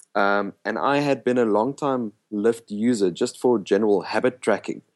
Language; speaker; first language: English; non-native, local second language; Afrikaans